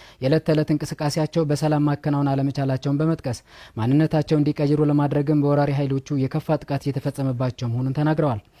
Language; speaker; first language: Amharic; native; Amharic